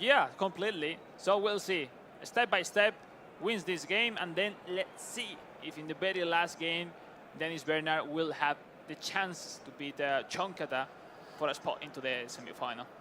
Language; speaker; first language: English; non-native, fluent; Spanish